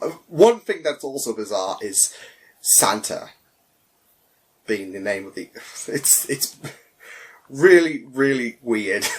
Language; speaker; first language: English; native; English